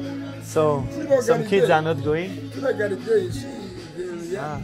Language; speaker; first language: English; non-native, fluent; French